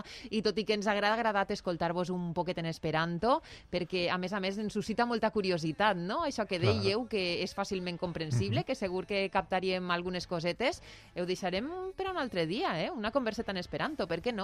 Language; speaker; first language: Catalan; native; Catalan